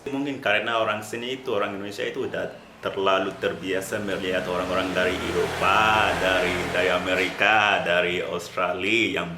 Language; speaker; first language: Indonesian; non-native, fluent; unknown